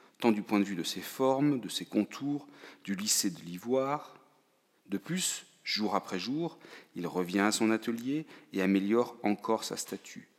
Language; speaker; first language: French; native; French